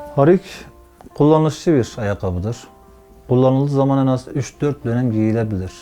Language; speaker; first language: Turkish; native; Turkish